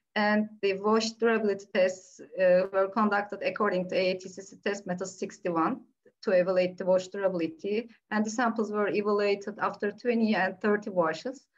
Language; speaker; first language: English; non-native, fluent; Turkish